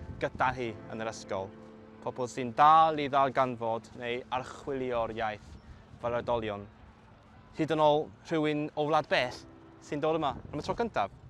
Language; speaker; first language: Welsh; non-native, fluent; Cantonese